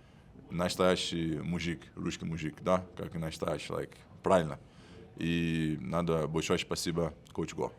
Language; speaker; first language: Russian; non-native, learner; Portuguese